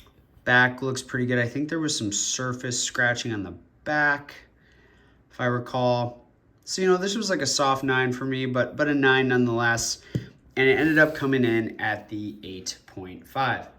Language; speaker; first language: English; native; English